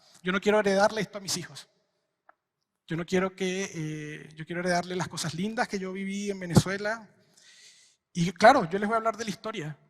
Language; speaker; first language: Spanish; native; Spanish